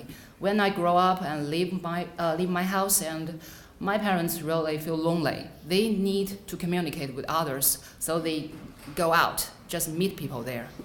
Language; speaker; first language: English; non-native, fluent; Chinese